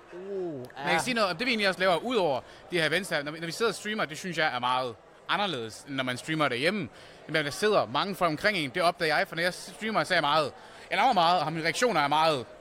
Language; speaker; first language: Danish; native; Danish